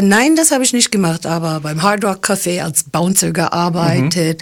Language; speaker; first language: German; early bilingual, other home language; English